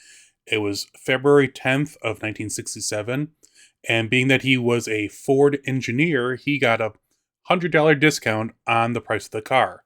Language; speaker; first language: English; native; English